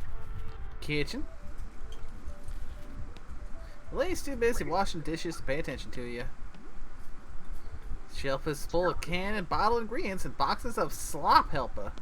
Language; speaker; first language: English; native; English